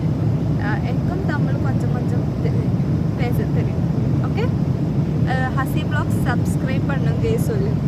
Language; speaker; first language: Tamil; non-native, learner; Malayalam